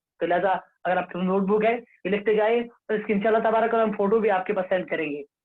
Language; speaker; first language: Urdu; non-native, local second language; Kashmiri